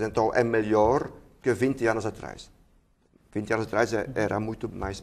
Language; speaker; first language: Portuguese; non-native, fluent; Dutch